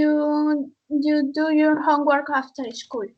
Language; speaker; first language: English; non-native, learner; Spanish